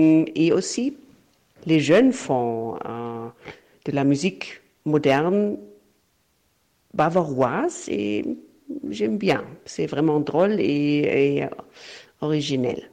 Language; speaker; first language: French; non-native, fluent; German